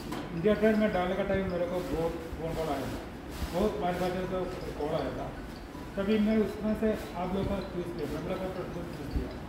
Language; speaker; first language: Hindi; non-native, local second language; Malayalam